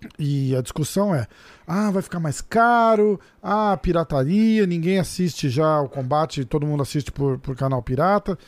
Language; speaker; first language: Portuguese; native; Portuguese